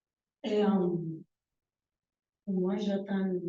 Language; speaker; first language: French; non-native, learner; Spanish